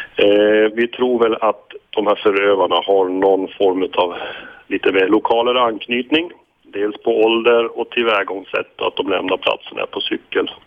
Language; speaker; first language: Swedish; native; Swedish